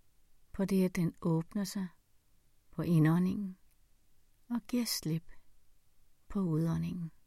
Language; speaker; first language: Danish; native; Danish